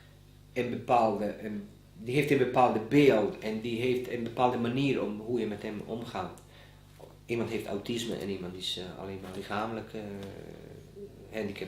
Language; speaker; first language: Dutch; non-native, fluent; Bosnian